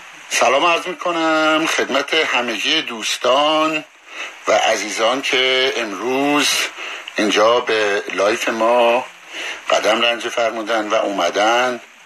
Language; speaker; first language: Persian; native; Persian